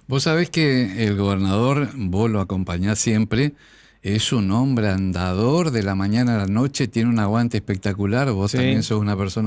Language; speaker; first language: Spanish; native; Spanish